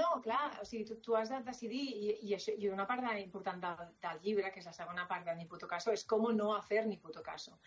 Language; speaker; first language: Catalan; non-native, local second language; Spanish